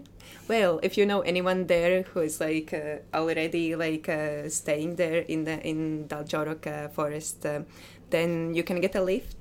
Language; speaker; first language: English; non-native, fluent; Latvian